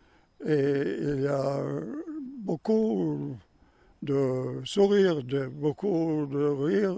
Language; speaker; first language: French; non-native, learner; German